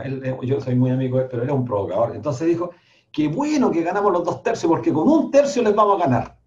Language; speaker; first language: Spanish; native; Spanish